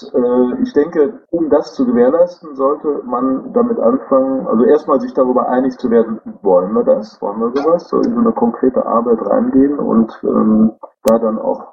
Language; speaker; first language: German; native; German